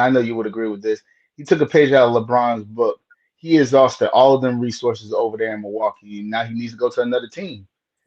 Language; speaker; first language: English; native; English